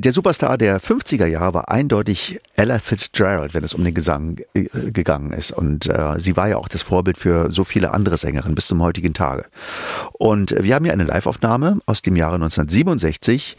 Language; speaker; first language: German; native; German